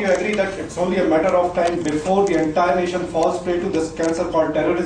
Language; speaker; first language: English; non-native, local second language; Hindi